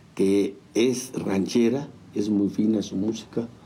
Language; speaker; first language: Spanish; native; Spanish